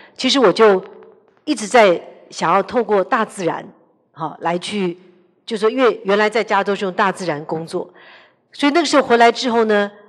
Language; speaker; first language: Chinese; native; Chinese